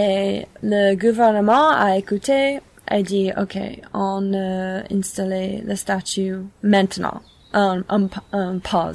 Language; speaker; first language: French; non-native, learner; English